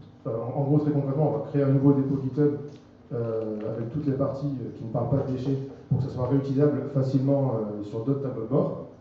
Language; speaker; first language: French; native; French